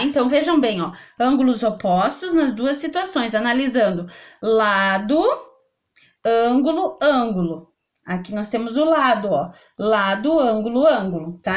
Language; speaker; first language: Portuguese; native; Portuguese